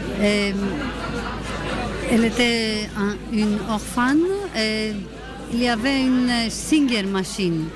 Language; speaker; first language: French; non-native, fluent; Greek